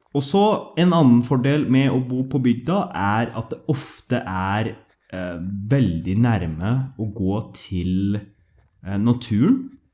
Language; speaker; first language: Norwegian; native; Norwegian